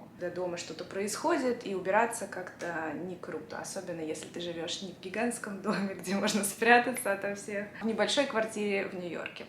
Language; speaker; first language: Russian; native; Russian